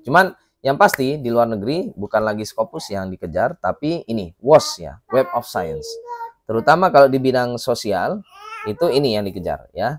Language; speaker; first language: Indonesian; native; Indonesian